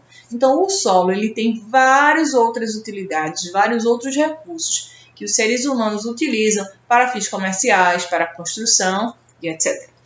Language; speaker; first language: Portuguese; native; Portuguese